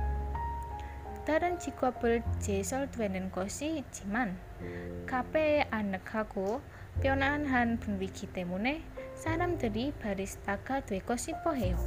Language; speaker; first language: Korean; non-native, learner; Indonesian